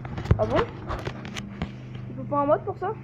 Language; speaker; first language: French; native; French